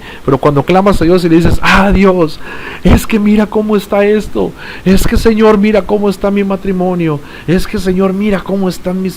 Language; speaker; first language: Spanish; native; Spanish